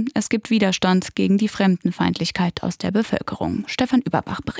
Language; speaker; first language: German; native; German